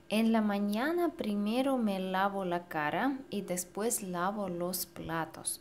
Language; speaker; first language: Spanish; non-native, fluent; Russian